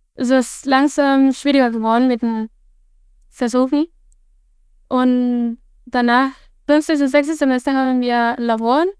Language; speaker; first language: German; non-native, fluent; Spanish